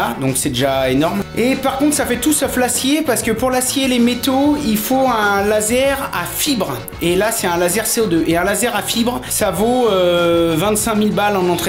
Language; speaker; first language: French; native; French